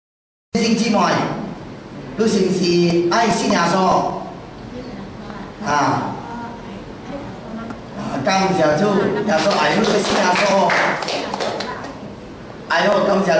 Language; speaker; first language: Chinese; non-native, local second language; Min Nan Chinese